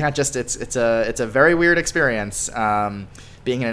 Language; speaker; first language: English; native; English